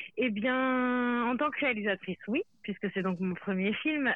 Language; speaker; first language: French; native; French